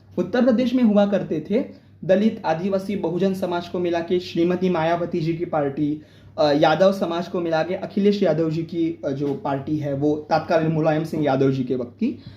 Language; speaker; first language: Hindi; non-native, local second language; Marathi